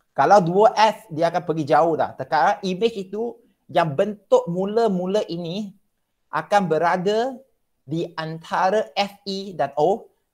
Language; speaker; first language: Malay; non-native, local second language; Chinese